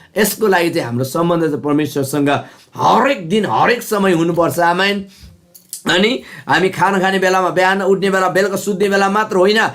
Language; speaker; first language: Nepali; non-native, local second language; Eastern Tamang